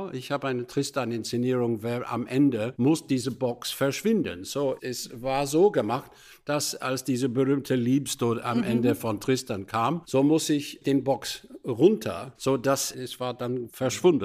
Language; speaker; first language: German; non-native, fluent; English